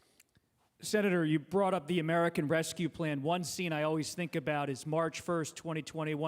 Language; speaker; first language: English; native; English